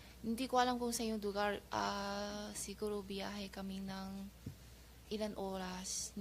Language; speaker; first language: Filipino; non-native, learner; Chinese